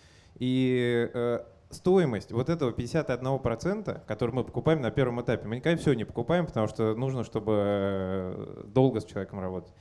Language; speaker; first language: Russian; native; Russian